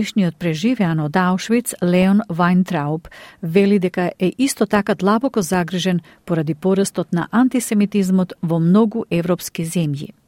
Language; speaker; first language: Macedonian; native; Macedonian